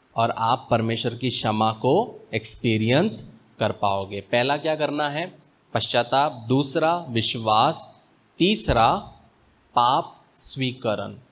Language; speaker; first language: Hindi; native; Hindi